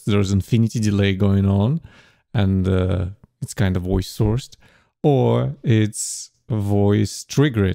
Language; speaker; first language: English; non-native, fluent; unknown